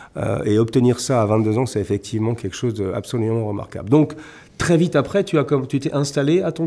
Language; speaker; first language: French; native; French